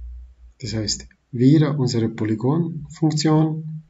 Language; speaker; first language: German; non-native, fluent; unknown